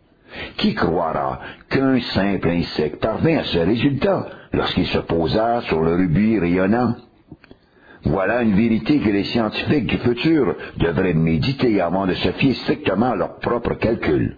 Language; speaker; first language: French; native; French